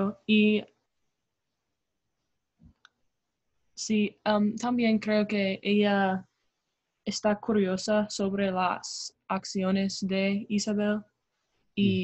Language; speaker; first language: Spanish; non-native, learner; English